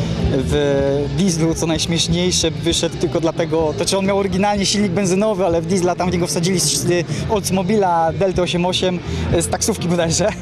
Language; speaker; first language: Polish; native; Polish